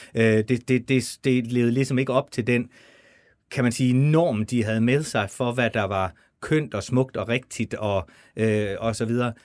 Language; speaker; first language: Danish; native; Danish